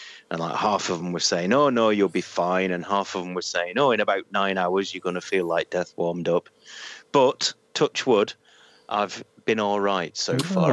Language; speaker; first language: English; native; English